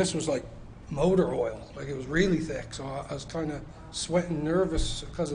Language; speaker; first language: English; native; English